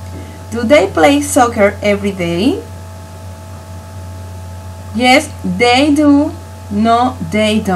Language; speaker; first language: English; non-native, local second language; Spanish